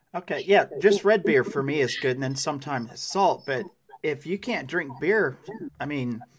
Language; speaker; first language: English; native; English